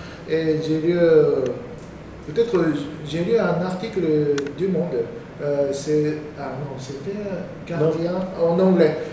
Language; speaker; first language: French; non-native, learner; Korean